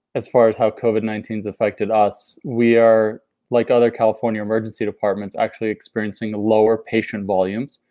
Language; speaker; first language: English; native; English